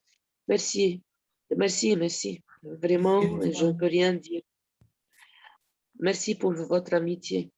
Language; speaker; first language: French; non-native, local second language; Arabic